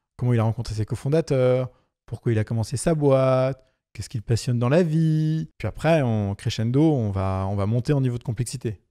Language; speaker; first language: French; native; French